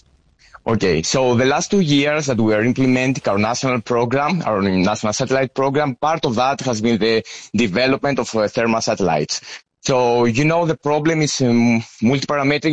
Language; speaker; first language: English; non-native, fluent; Greek